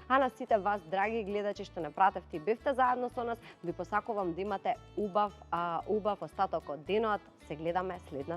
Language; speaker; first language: Macedonian; native; Macedonian